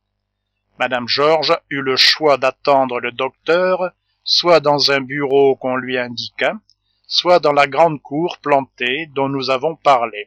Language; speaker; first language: French; native; French